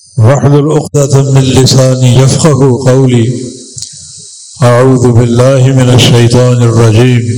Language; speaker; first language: Urdu; native; Urdu